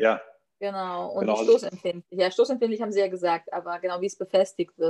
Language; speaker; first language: German; native; German